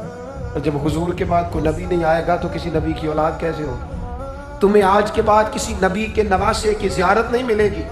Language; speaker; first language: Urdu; non-native, local second language; Punjabi